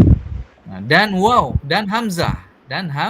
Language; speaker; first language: Indonesian; native; Indonesian